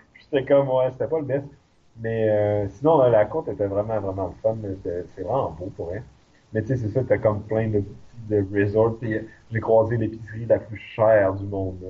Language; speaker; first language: French; native; French